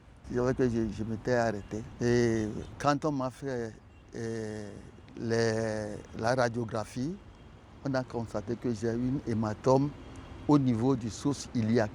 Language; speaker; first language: French; non-native, local second language; Ewe